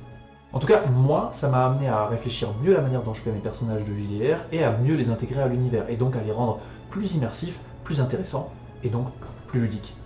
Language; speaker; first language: French; native; French